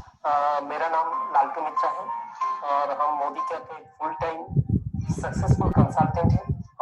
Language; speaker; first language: Hindi; non-native, local second language; Bangla